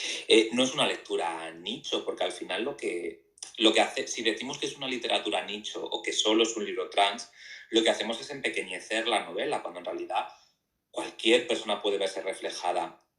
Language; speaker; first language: Spanish; native; Spanish